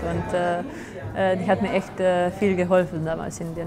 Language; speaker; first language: German; non-native, fluent; Slovenian